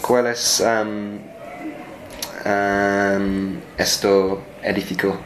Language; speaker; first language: Spanish; non-native, learner; English